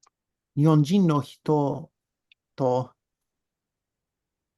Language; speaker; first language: Japanese; non-native, learner; English